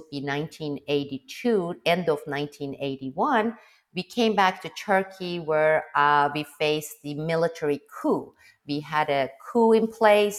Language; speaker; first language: English; non-native, fluent; Turkish